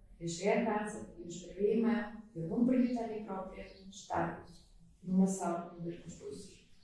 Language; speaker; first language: Portuguese; non-native, fluent; Russian